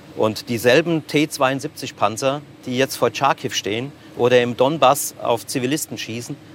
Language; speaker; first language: German; native; German